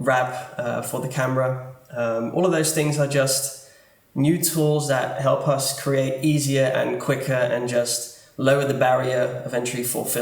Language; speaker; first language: English; non-native, fluent; Dutch